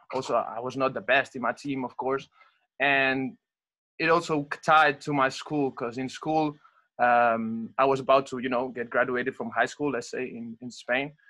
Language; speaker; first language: English; non-native, fluent; Spanish